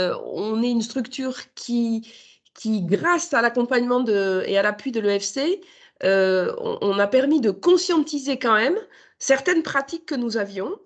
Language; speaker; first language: French; native; French